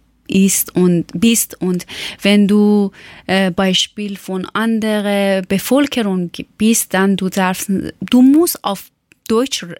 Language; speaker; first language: German; non-native, learner; Persian